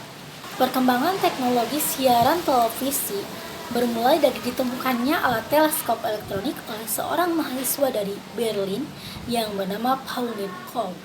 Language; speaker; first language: Indonesian; native; Indonesian